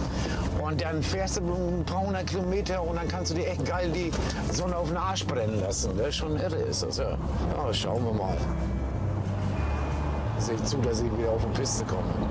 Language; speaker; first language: German; native; German